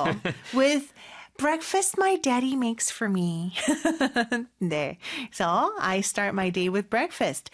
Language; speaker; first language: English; non-native, fluent; Korean